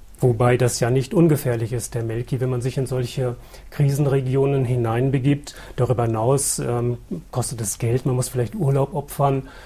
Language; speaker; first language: German; native; German